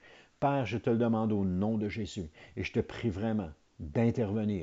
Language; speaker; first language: French; native; French